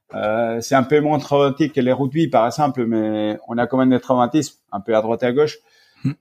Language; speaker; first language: French; non-native, fluent; Spanish